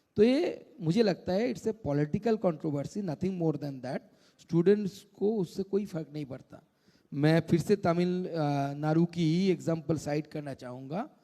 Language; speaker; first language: Hindi; non-native, local second language; Bangla